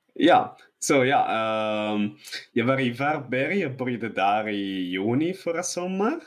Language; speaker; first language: Swedish; non-native, learner; Italian